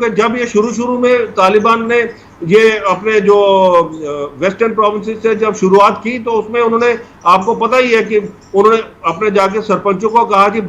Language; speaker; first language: Hindi; native; Hindi